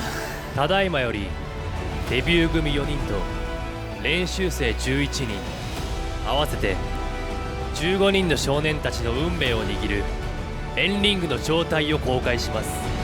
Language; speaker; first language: Japanese; native; Japanese